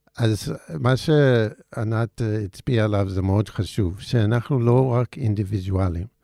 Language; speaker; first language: Hebrew; non-native, fluent; English